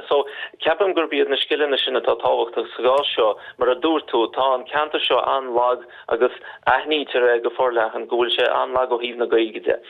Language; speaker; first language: Irish; non-native, fluent; Russian